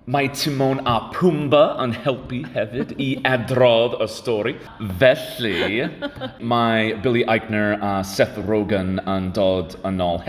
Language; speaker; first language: Welsh; non-native, learner; English